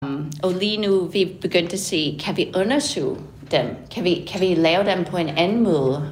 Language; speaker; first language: Danish; non-native, fluent; English